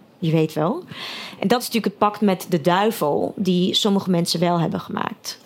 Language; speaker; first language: Dutch; early bilingual, other home language; Russian